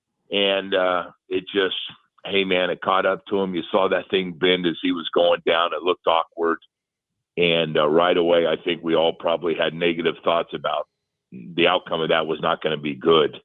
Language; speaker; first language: English; native; English